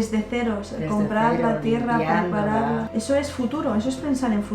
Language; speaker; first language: Spanish; native; Spanish